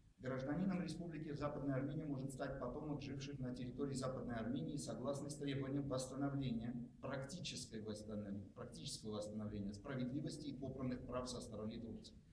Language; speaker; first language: Russian; non-native, local second language; Armenian